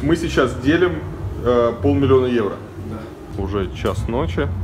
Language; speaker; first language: Russian; native; Russian